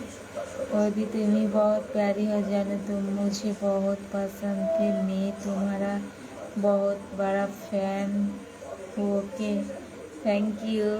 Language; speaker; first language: Hindi; non-native, local second language; Bangla